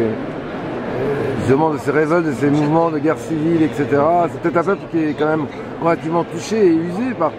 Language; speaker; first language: French; native; French